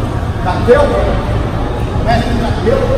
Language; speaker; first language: Russian; non-native, learner; Portuguese